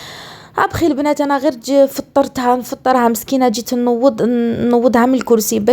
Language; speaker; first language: Arabic; native; Arabic